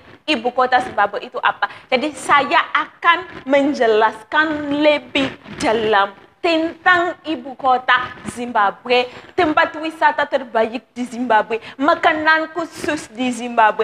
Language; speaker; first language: Indonesian; non-native, fluent; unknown